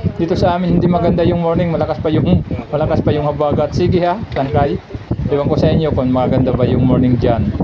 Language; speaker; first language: Filipino; non-native, local second language; Waray